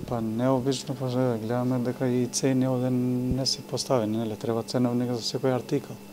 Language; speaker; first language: Macedonian; native; Macedonian